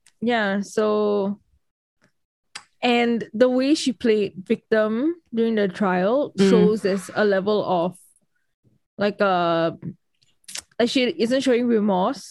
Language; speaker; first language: English; native; English